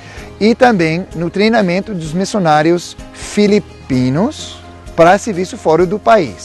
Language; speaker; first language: Portuguese; non-native, fluent; English